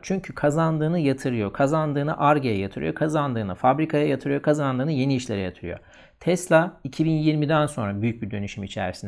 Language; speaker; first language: Turkish; native; Turkish